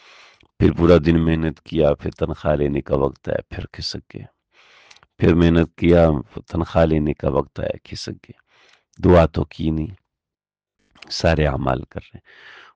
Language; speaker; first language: Urdu; native; Urdu